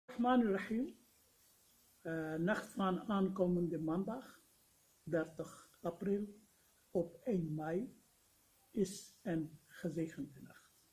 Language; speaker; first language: Dutch; non-native, fluent; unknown